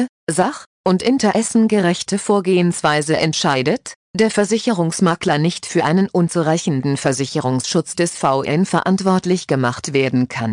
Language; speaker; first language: German; native; German